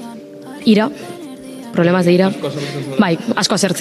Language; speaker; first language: Basque; non-native, local second language; Spanish